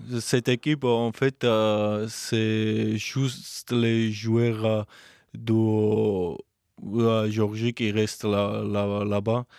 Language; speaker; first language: French; non-native, learner; Georgian